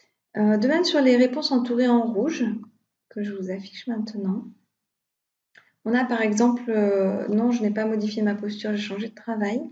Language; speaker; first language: French; native; French